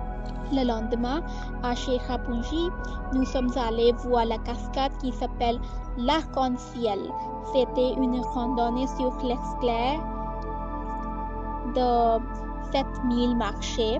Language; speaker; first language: French; non-native, learner; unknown